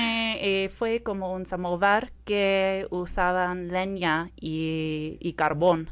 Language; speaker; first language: Spanish; non-native, fluent; Persian